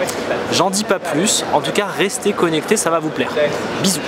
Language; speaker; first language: French; native; French